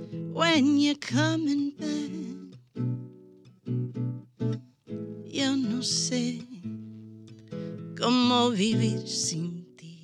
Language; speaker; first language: Spanish; early bilingual, heritage; Spanish